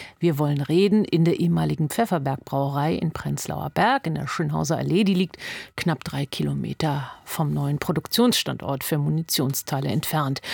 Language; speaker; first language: German; native; German